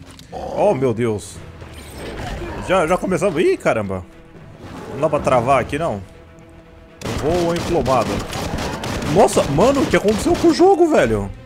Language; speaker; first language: Portuguese; native; Portuguese